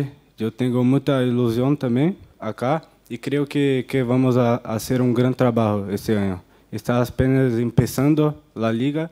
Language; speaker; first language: Spanish; non-native, fluent; Portuguese